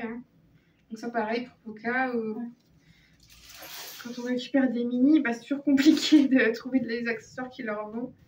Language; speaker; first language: French; native; French